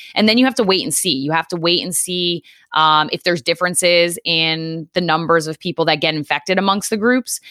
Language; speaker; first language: English; native; English